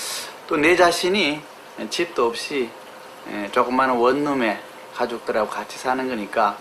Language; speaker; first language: Korean; native; Korean